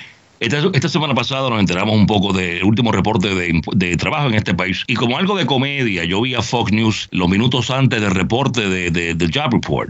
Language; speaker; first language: Spanish; native; Spanish